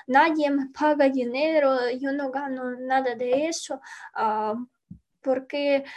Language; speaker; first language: Spanish; non-native, learner; Ukrainian